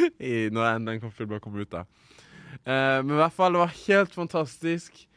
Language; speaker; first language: Norwegian; early bilingual, other home language; Kinyarwanda